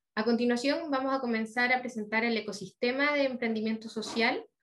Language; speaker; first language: Spanish; native; Spanish